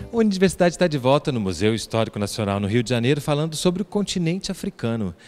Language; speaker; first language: Portuguese; native; Portuguese